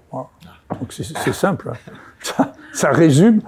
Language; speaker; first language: French; native; French